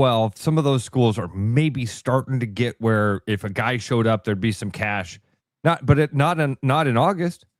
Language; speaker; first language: English; native; English